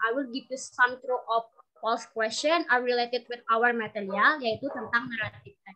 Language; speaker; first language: English; non-native, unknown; Indonesian